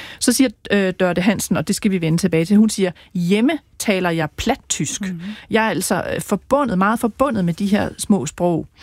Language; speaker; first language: Danish; native; Danish